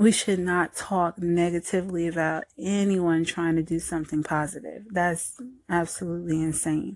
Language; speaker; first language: English; native; English